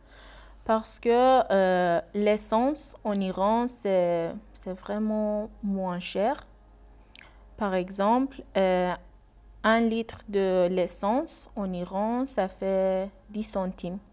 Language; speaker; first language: French; non-native, learner; Persian